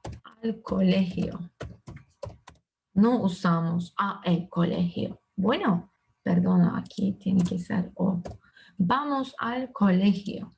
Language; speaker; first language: Spanish; non-native, fluent; Turkish